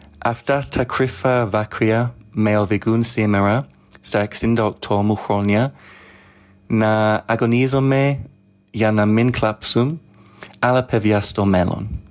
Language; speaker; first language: Greek; non-native, learner; English